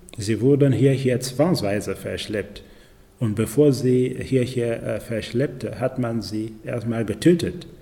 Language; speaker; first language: German; non-native, fluent; French